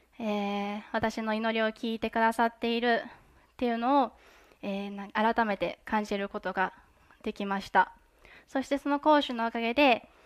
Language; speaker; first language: Japanese; native; Japanese